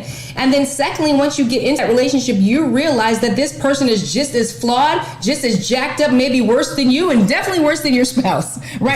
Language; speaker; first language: English; native; English